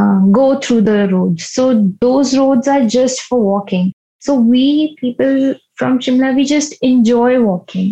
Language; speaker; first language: English; non-native, local second language; Hindi